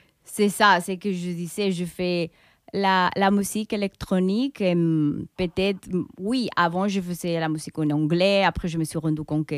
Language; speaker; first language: French; non-native, fluent; Spanish